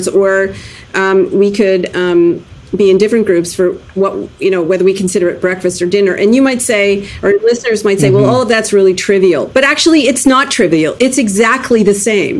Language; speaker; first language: English; native; English